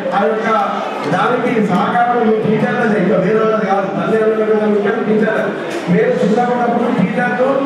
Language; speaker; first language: Telugu; native; Telugu